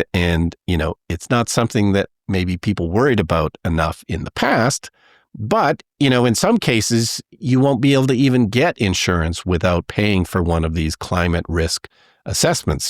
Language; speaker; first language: English; native; English